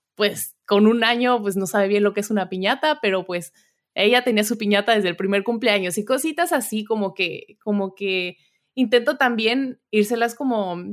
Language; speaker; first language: Spanish; early bilingual, heritage; Spanish